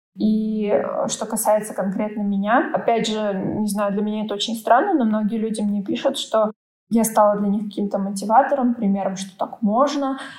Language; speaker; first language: Russian; native; Russian